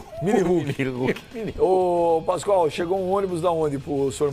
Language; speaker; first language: Portuguese; native; Portuguese